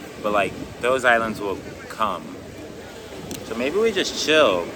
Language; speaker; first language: English; native; English